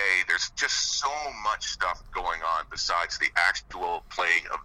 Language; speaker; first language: English; native; English